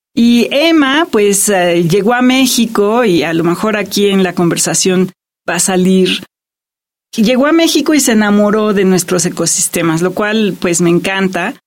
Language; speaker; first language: Spanish; native; Spanish